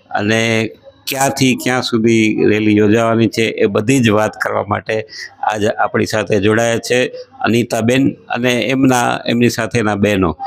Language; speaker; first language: Gujarati; native; Gujarati